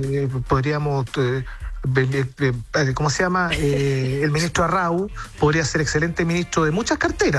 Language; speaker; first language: Spanish; native; Spanish